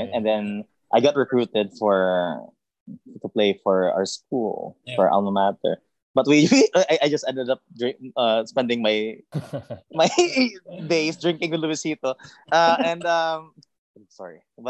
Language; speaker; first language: English; non-native, local second language; Cebuano